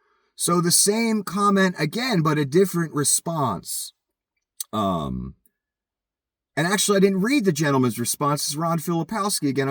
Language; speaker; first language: English; native; English